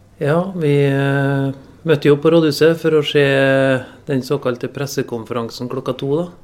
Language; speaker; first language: Norwegian; native; Norwegian